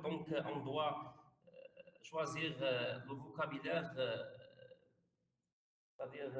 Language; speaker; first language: French; non-native, fluent; Arabic